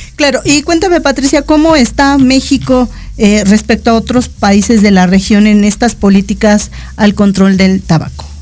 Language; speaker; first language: Spanish; native; Spanish